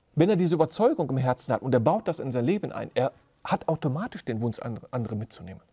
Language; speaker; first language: German; native; German